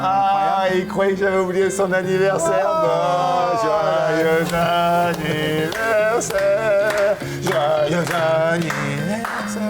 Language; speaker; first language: French; native; French